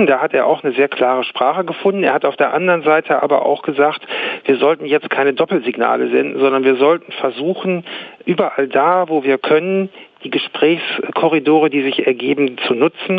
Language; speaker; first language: German; native; German